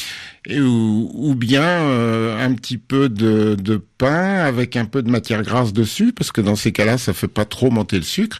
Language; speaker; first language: French; native; French